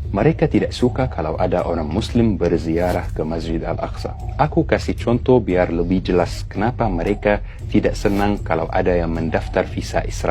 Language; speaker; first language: Indonesian; non-native, fluent; Arabic